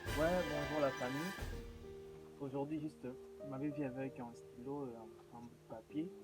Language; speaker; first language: French; non-native, local second language; Lingala